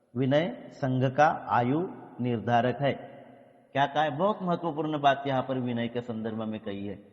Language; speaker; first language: Hindi; non-native, local second language; Marathi